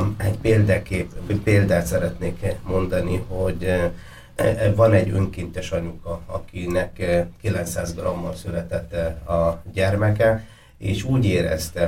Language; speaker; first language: Hungarian; non-native, fluent; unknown